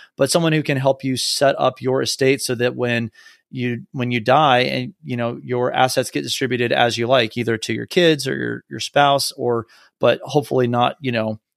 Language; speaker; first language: English; native; English